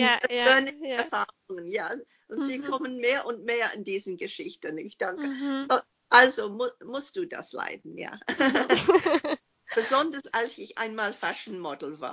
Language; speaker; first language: German; non-native, fluent; English